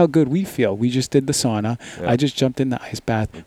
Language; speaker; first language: English; native; English